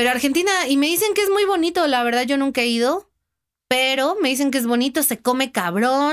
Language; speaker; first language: Spanish; native; Spanish